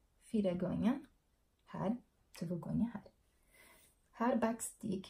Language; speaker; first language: Swedish; non-native, learner; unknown